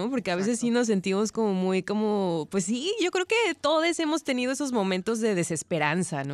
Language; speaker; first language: Spanish; native; Spanish